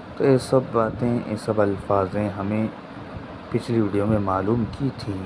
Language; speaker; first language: Urdu; non-native, local second language; Tamil